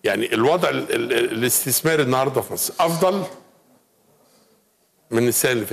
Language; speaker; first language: Arabic; native; Arabic